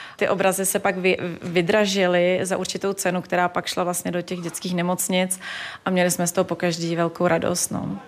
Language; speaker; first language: Czech; native; Czech